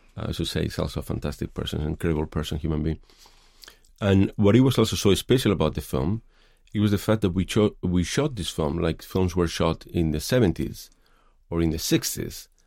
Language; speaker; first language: English; non-native, fluent; Spanish